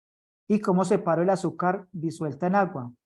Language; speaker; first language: Spanish; native; Spanish